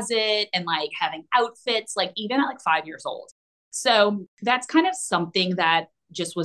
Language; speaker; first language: English; native; English